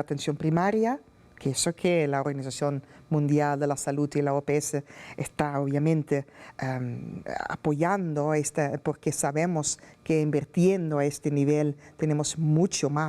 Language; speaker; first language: Spanish; non-native, fluent; Dutch